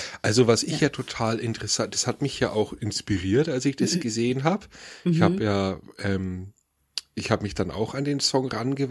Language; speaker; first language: German; native; German